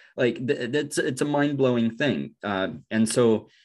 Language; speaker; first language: English; non-native, fluent; Norwegian